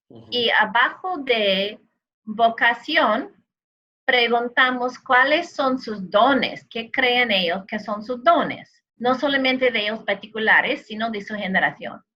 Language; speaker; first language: Spanish; non-native, fluent; English